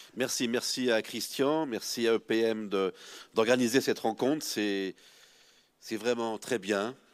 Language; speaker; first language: French; native; French